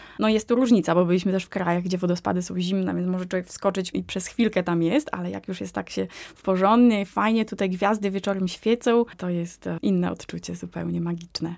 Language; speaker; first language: Polish; native; Polish